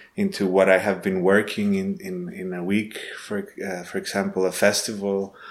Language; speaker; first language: English; non-native, learner; Spanish